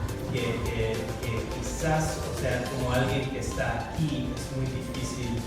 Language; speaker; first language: Spanish; non-native, fluent; English